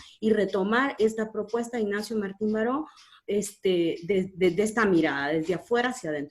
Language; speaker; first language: Spanish; native; Spanish